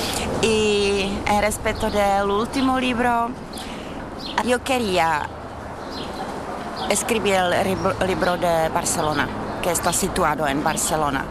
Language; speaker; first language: Spanish; non-native, fluent; Czech